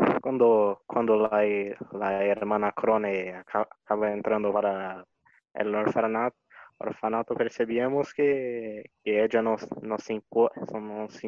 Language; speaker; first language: Spanish; non-native, learner; Portuguese